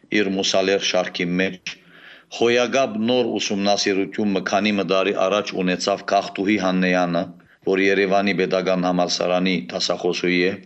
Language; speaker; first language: Armenian; native; Armenian